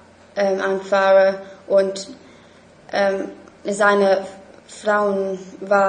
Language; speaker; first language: German; non-native, learner; English